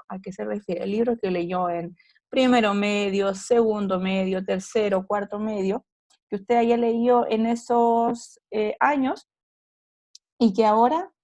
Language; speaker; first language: Spanish; native; Spanish